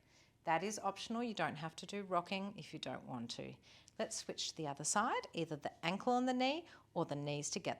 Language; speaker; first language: English; native; English